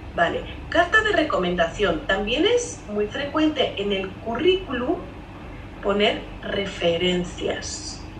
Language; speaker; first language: Spanish; native; Spanish